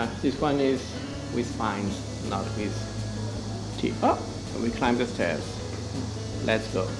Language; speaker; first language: English; non-native, learner; French